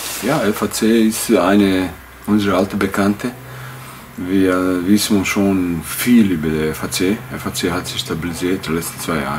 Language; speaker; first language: German; non-native, fluent; Bosnian